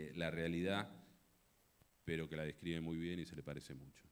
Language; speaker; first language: Spanish; native; Spanish